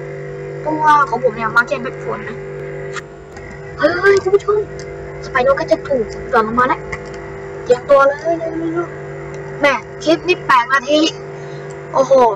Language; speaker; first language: Thai; native; Thai